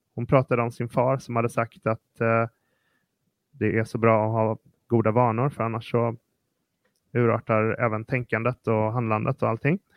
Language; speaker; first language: Swedish; native; Swedish